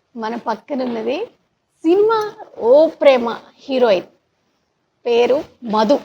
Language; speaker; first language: Telugu; native; Telugu